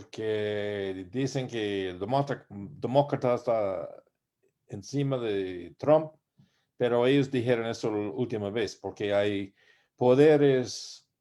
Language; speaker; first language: Spanish; non-native, learner; English